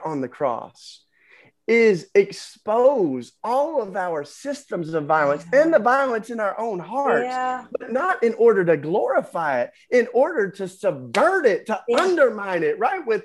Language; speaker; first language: English; native; English